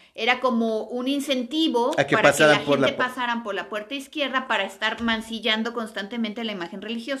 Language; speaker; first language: Spanish; native; Spanish